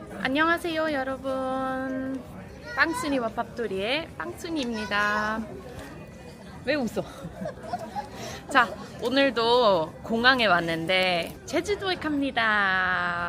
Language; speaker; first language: Korean; non-native, fluent; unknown